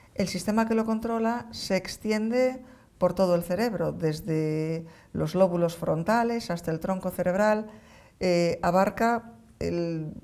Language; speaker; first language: Spanish; native; Spanish